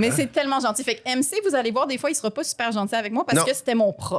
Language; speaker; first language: French; native; French